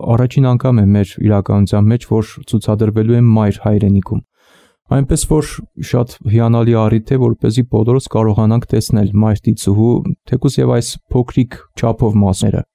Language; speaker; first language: Armenian; native; Armenian